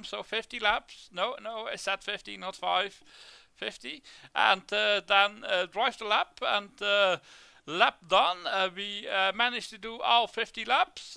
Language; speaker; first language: English; non-native, fluent; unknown